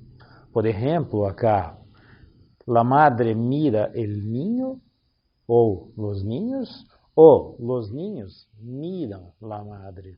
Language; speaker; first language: Spanish; non-native, learner; Portuguese